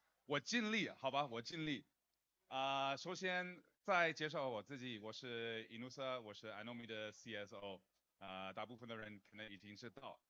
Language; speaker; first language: Chinese; non-native, fluent; English